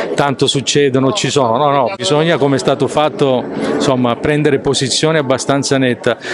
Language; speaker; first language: Italian; native; Italian